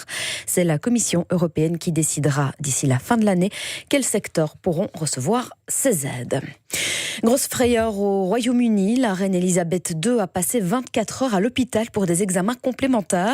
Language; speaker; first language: French; native; French